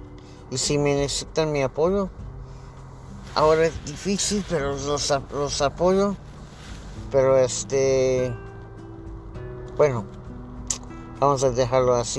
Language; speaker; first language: Spanish; early bilingual, heritage; English